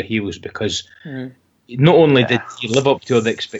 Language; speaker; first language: English; native; English